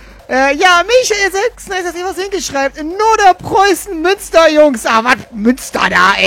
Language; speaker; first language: German; native; German